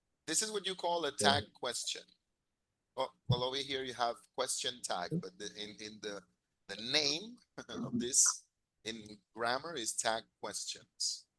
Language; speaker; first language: English; non-native, fluent; Spanish